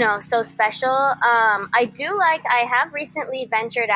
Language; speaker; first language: English; native; English